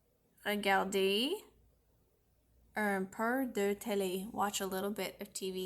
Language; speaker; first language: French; non-native, fluent; English